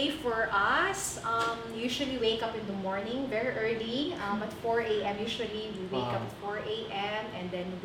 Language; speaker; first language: English; non-native, local second language; Cebuano